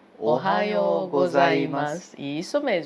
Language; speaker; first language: Portuguese; non-native, fluent; Japanese